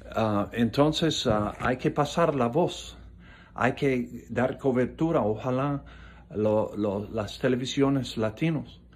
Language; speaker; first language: Spanish; non-native, fluent; English